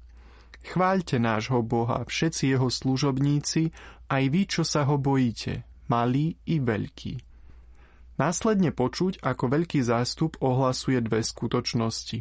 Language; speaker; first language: Slovak; native; Slovak